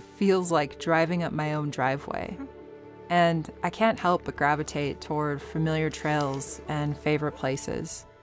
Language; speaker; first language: English; native; English